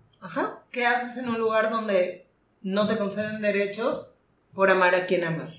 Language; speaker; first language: Spanish; native; Spanish